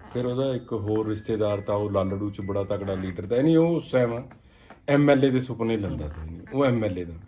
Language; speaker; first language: Punjabi; native; Punjabi